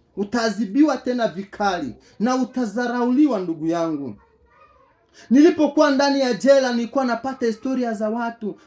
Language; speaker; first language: Swahili; native; Swahili